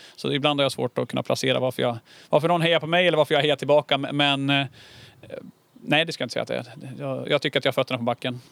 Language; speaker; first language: Swedish; native; Swedish